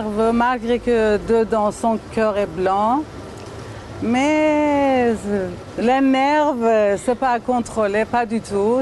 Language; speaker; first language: French; non-native, learner; Persian